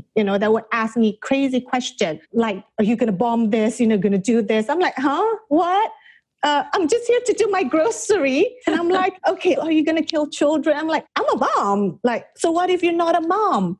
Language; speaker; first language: English; non-native, local second language; Malay